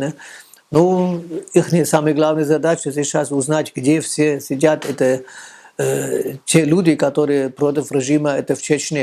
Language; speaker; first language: Russian; non-native, fluent; German